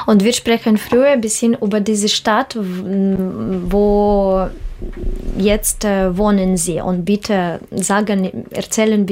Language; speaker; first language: German; non-native, learner; Russian